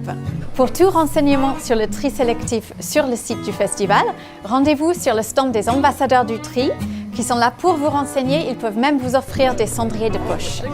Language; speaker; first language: French; native; French